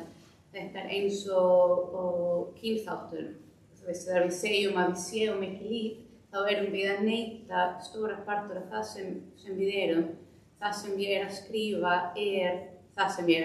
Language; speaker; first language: Icelandic; non-native, fluent; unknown